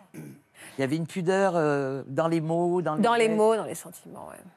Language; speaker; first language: French; native; French